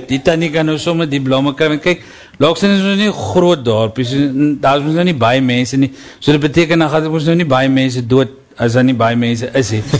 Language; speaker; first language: Afrikaans; native; Afrikaans